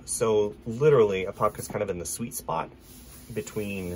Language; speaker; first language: English; native; English